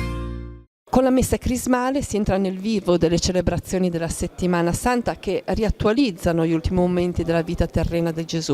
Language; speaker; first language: Italian; native; Italian